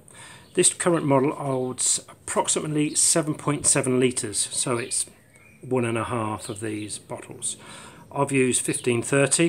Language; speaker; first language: English; native; English